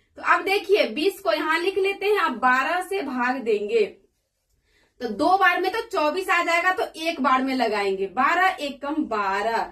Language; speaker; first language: Hindi; native; Hindi